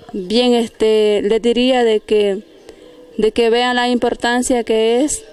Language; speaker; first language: Spanish; native; Spanish